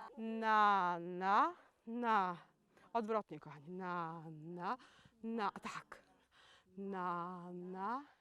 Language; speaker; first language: Polish; native; Polish